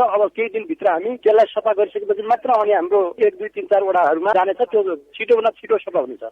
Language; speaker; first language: Nepali; native; Nepali